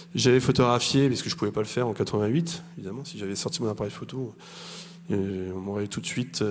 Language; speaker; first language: French; native; French